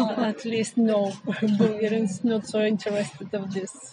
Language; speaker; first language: English; non-native, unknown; Bulgarian